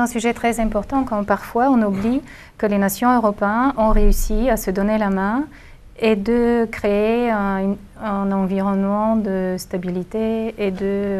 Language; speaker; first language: French; non-native, fluent; Bulgarian